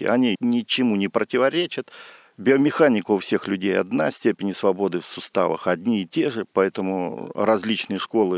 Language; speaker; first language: Russian; native; Russian